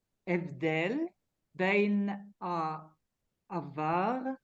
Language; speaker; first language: Hebrew; non-native, learner; French